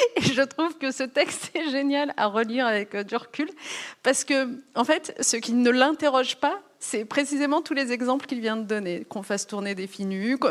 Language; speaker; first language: French; early bilingual, other home language; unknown